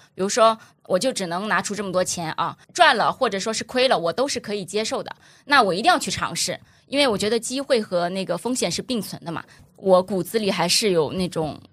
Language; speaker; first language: Chinese; native; Chinese